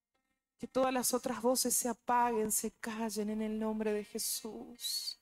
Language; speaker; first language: Spanish; native; Spanish